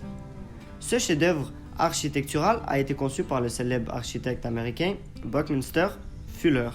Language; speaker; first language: French; native; French